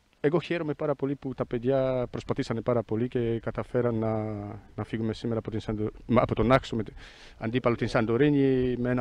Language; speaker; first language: Greek; non-native, fluent; Polish